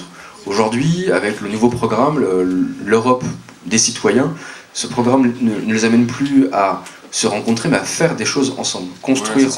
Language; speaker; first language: French; native; French